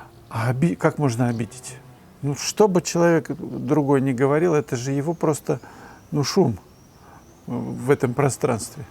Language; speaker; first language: Russian; native; Russian